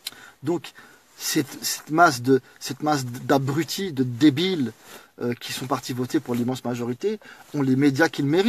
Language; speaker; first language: French; native; French